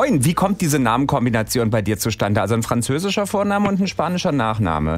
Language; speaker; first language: German; native; German